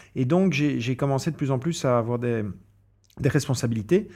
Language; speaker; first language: French; non-native, fluent; English